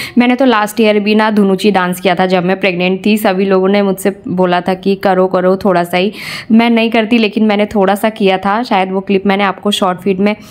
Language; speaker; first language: Hindi; non-native, local second language; Bangla